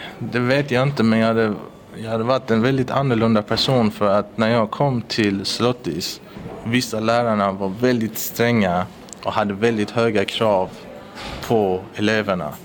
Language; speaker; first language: Swedish; early bilingual, other home language; Persian